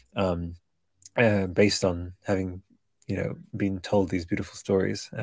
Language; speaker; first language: English; early bilingual, other home language; Italian